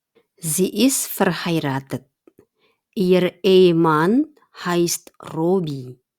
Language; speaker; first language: German; non-native, fluent; Indonesian